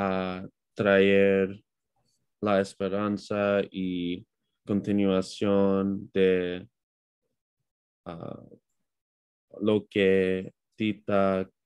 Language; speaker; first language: Spanish; non-native, learner; English